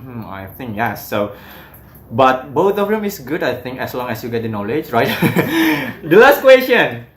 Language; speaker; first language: English; non-native, fluent; Indonesian